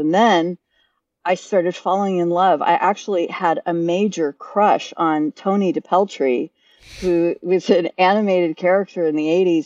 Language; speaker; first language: English; native; English